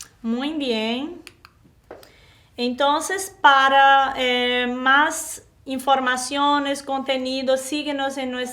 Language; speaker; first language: Spanish; non-native, fluent; Portuguese